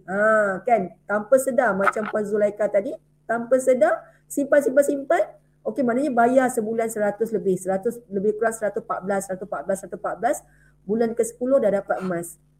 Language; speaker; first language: Malay; native; Malay